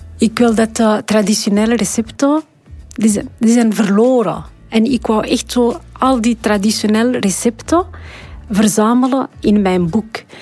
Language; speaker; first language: Dutch; non-native, fluent; Arabic